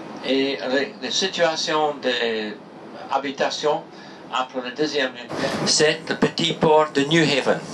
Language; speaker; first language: French; non-native, learner; English